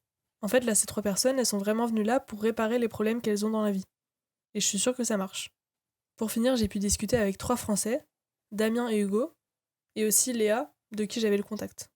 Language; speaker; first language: French; native; French